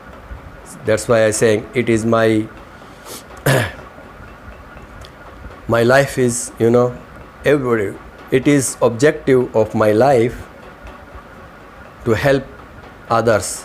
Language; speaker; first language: English; non-native, learner; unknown